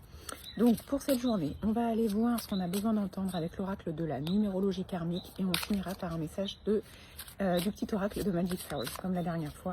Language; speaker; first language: French; native; French